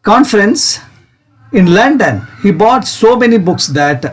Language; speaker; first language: English; non-native, local second language; Kannada